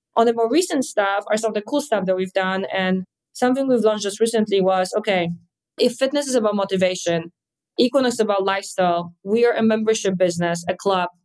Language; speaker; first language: English; non-native, fluent; Polish